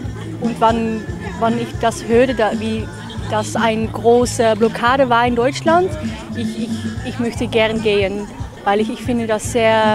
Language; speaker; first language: German; non-native, learner; Dutch